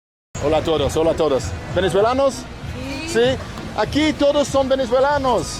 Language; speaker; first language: Spanish; non-native, learner; English